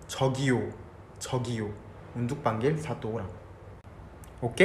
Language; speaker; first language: Indonesian; non-native, fluent; Korean